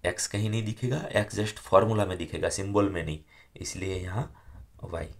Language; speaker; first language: Hindi; non-native, local second language; Gujarati